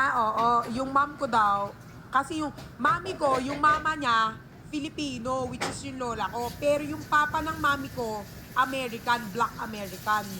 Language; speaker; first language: Filipino; native; Filipino